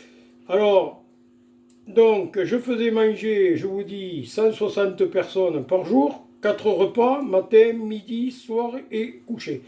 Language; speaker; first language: French; native; French